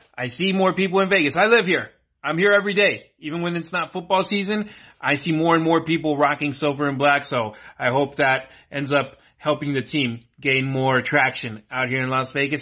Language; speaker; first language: English; early bilingual, other home language; Spanish